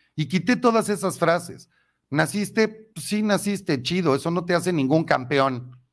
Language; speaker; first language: Spanish; native; Spanish